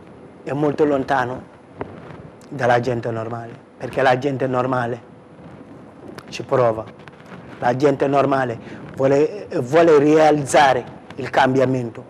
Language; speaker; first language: Italian; non-native, fluent; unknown